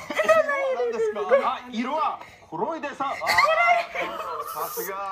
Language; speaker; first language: Japanese; non-native, learner; Korean